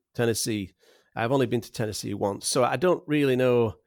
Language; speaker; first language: English; native; English